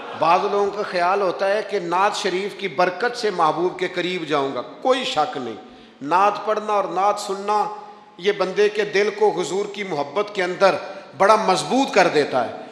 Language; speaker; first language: Urdu; non-native, local second language; Punjabi